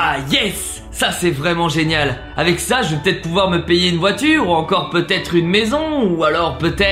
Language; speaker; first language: French; native; French